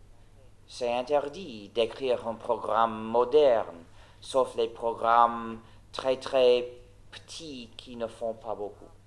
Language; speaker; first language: French; non-native, fluent; English